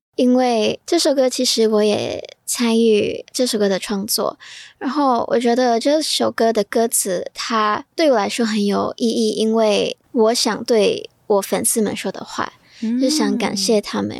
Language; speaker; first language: Chinese; non-native, fluent; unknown